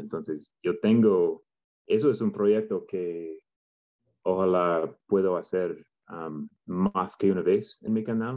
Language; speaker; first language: Spanish; non-native, learner; English